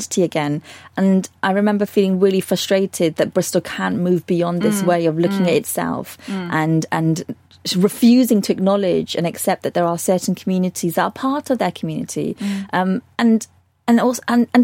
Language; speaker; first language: English; native; English